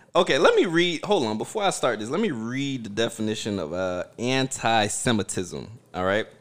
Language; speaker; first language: English; early bilingual, other home language; Haitian Creole